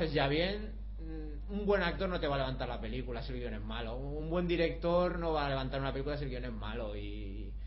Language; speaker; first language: Spanish; native; Spanish